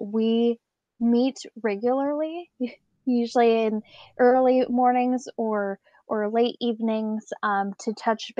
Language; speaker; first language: English; native; English